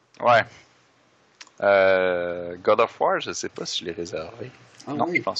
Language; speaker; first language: French; native; French